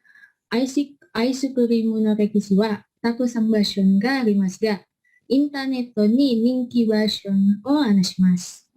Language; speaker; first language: Japanese; non-native, learner; Indonesian